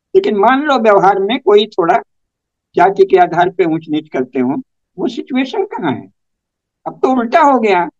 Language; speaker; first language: Hindi; native; Hindi